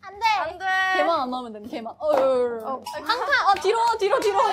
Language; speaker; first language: Korean; native; Korean